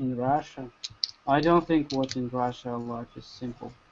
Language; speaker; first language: English; non-native, learner; Russian